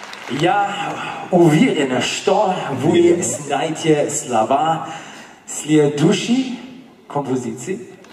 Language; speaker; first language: Russian; non-native, learner; German